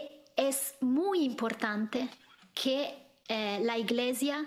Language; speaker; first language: Spanish; non-native, fluent; Italian